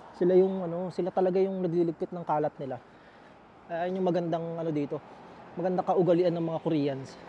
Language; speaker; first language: Filipino; native; Filipino